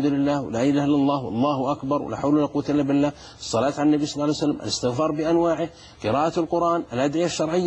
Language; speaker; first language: Arabic; native; Arabic